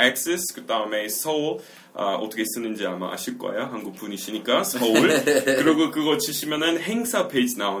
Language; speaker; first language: Korean; non-native, fluent; English